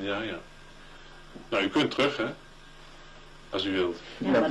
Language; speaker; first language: Dutch; native; Dutch